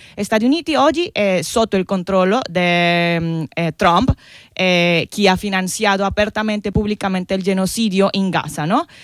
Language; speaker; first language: Italian; non-native, fluent; Spanish